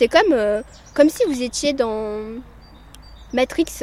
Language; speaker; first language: French; early bilingual, other home language; Amharic